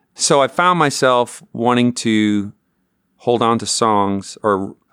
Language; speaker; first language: English; native; English